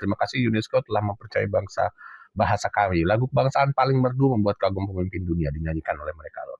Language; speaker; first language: Indonesian; native; Indonesian